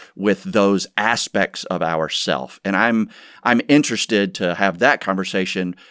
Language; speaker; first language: English; native; English